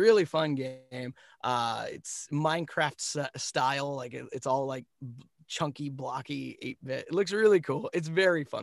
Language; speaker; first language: English; early bilingual, other home language; Spanish